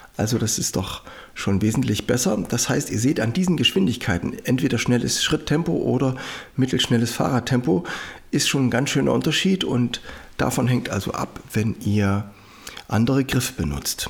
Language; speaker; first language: German; native; German